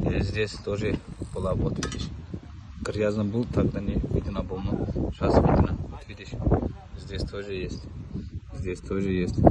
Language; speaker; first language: Russian; non-native, learner; Georgian